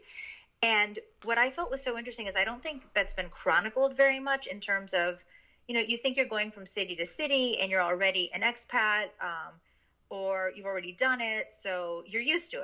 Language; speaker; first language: English; early bilingual, other home language; Japanese